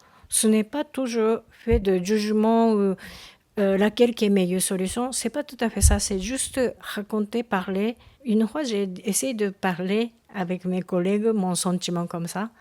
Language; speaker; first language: French; non-native, learner; Japanese